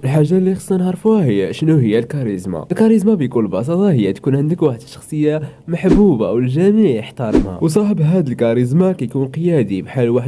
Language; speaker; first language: Arabic; native; Arabic